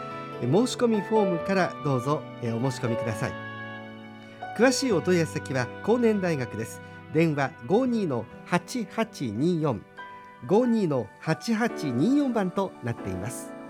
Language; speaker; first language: Japanese; native; Japanese